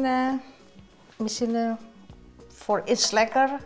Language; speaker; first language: Dutch; non-native, learner; Indonesian